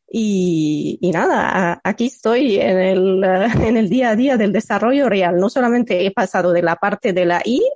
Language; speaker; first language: Spanish; non-native, fluent; Arabic